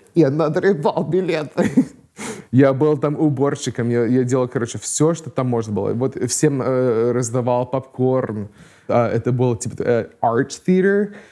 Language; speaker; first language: Russian; non-native, fluent; English